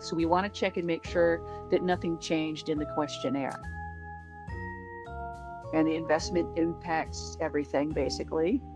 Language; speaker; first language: English; native; English